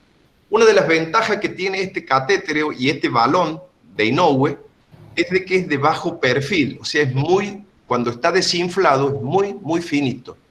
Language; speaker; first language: Spanish; native; Spanish